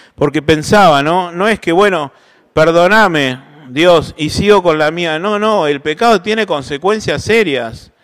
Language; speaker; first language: Spanish; native; Spanish